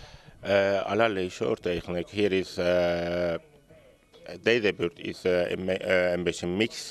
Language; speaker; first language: Dutch; non-native, learner; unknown